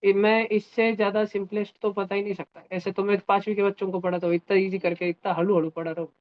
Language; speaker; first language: Hindi; non-native, local second language; Marathi